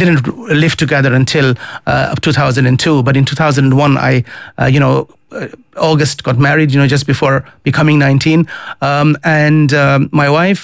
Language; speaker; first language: English; non-native, fluent; Dutch